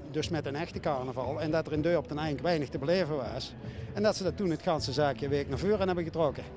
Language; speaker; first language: Dutch; native; Dutch